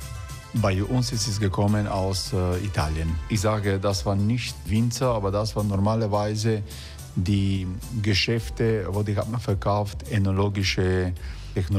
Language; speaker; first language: German; non-native, fluent; Croatian